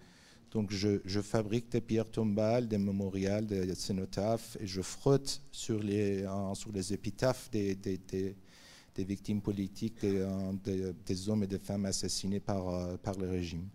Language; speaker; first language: French; non-native, fluent; Persian